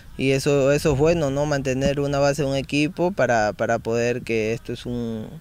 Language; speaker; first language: Spanish; native; Spanish